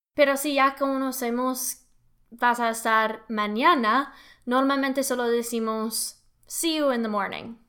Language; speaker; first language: Spanish; non-native, learner; English